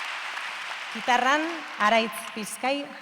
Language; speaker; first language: Basque; native; Basque